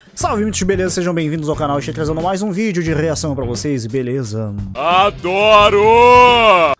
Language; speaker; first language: Portuguese; native; Portuguese